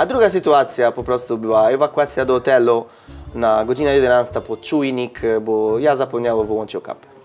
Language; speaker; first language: Polish; non-native, learner; Italian